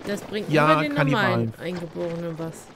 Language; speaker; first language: German; native; German